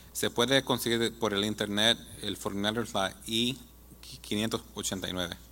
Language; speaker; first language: Spanish; early bilingual, heritage; Spanish